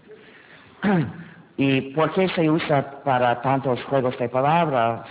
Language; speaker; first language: Spanish; non-native, fluent; English